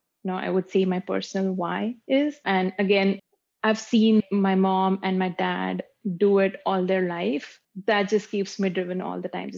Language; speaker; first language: English; non-native, local second language; Marathi